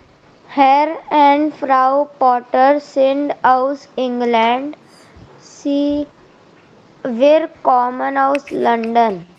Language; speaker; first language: German; non-native, learner; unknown